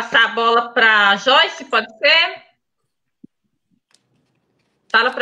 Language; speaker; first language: Portuguese; native; Portuguese